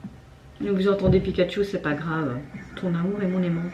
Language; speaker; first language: French; native; French